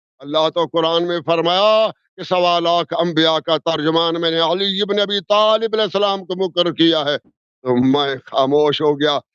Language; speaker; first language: Urdu; non-native, local second language; Sindhi